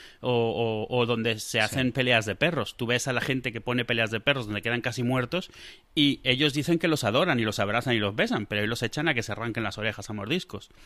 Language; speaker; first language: Spanish; native; Spanish